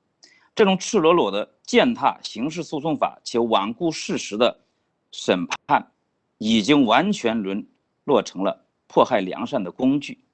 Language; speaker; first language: Chinese; native; Chinese